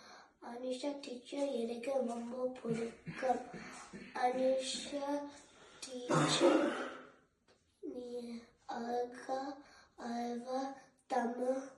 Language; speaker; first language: Tamil; early bilingual, heritage; Tamil